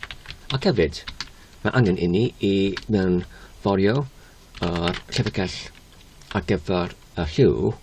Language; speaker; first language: Welsh; non-native, learner; English